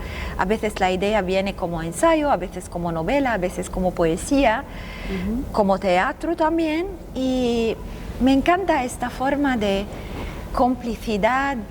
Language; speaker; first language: Spanish; non-native, fluent; Arabic